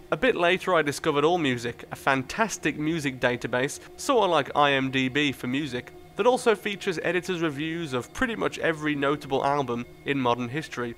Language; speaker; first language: English; native; English